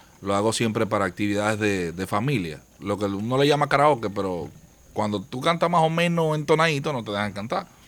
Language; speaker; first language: Spanish; native; Spanish